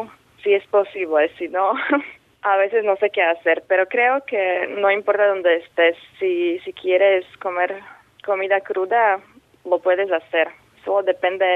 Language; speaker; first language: Spanish; non-native, fluent; Slovak